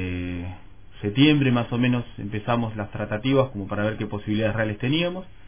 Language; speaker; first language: Spanish; native; Spanish